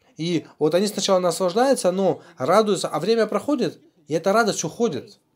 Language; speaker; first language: Russian; non-native, fluent; Korean